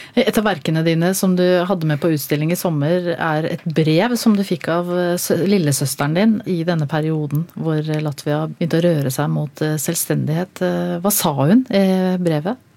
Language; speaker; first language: Norwegian; native; Norwegian